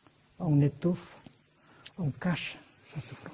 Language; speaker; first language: French; non-native, fluent; Vietnamese